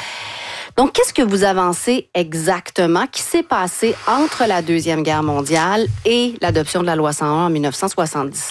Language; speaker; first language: French; native; French